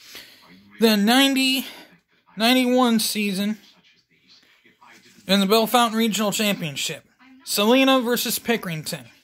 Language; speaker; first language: English; native; English